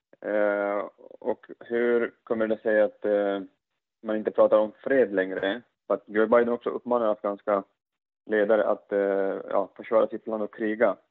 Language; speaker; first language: Swedish; non-native, fluent; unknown